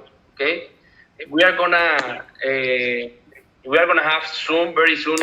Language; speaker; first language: English; non-native, learner; Spanish